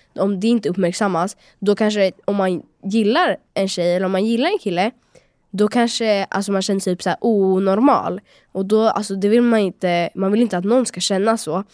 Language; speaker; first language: Swedish; native; Swedish